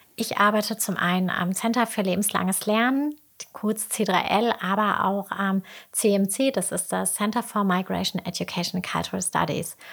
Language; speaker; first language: German; native; German